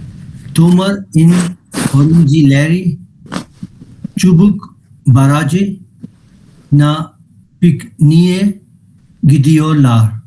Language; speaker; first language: Turkish; non-native, learner; Urdu